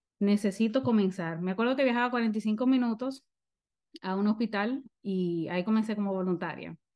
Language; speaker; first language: Spanish; native; Spanish